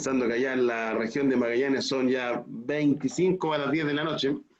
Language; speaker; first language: Spanish; native; Spanish